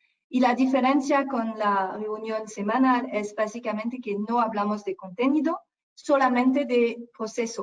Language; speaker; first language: Spanish; non-native, fluent; French